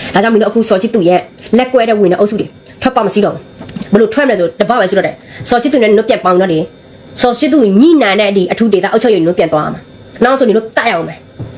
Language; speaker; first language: Burmese; non-native, local second language; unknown